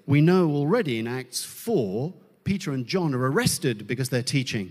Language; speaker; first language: English; native; English